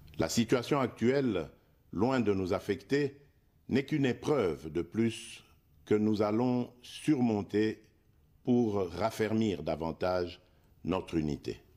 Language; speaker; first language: French; non-native, local second language; Luba-Lulua